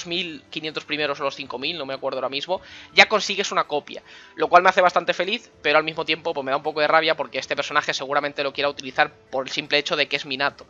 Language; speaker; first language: Spanish; native; Spanish